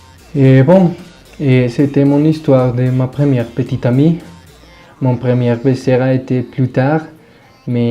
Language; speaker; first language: French; non-native, learner; Spanish